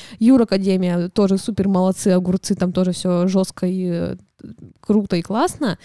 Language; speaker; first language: Russian; native; Russian